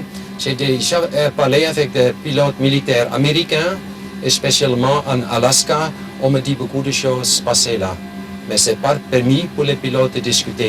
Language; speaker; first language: French; non-native, local second language; German